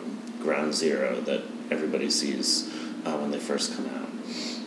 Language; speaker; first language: English; native; English